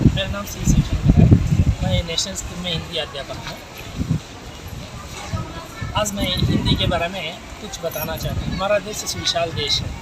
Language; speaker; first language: Hindi; non-native, fluent; Telugu